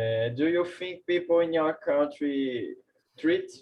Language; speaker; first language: English; non-native, learner; Portuguese